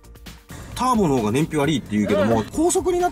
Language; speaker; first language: Japanese; native; Japanese